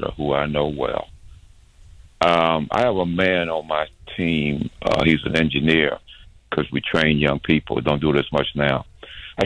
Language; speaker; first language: English; native; English